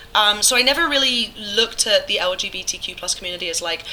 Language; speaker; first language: English; native; English